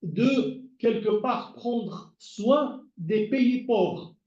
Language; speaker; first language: French; non-native, local second language; Arabic